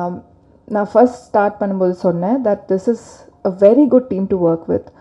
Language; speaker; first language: Tamil; non-native, learner; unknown